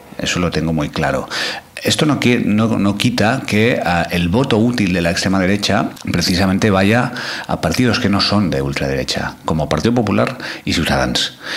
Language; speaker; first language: Spanish; non-native, local second language; Catalan